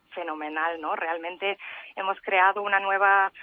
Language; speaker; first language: Spanish; early bilingual, heritage; German